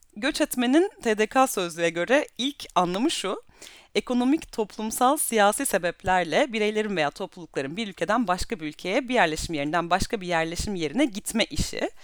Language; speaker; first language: Turkish; native; Turkish